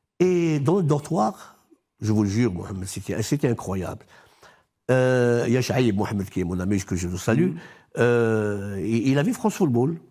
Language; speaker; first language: French; non-native, local second language; Arabic